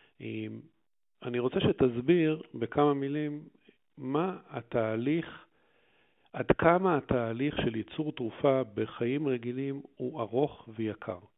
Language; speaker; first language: Hebrew; native; Hebrew